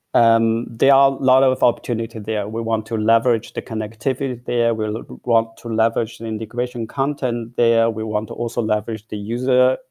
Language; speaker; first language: English; non-native, fluent; Chinese